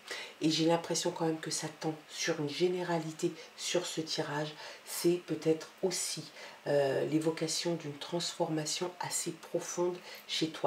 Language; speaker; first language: French; native; French